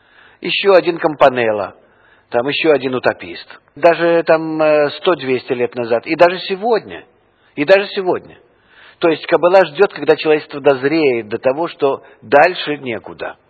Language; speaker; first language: Russian; non-native, fluent; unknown